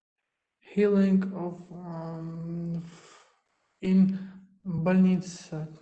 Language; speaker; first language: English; non-native, learner; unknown